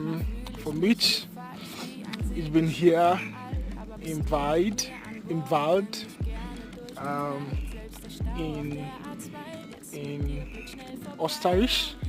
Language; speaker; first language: German; non-native, learner; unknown